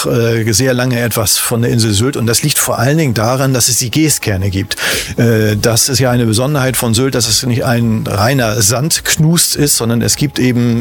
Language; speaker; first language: German; native; German